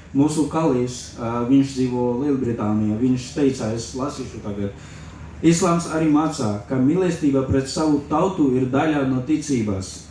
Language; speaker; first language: Latvian; non-native, learner; Urdu